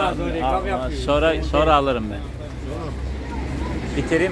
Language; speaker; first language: Turkish; non-native, fluent; Russian